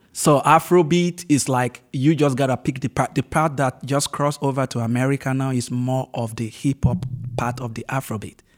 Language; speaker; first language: English; non-native, local second language; Yoruba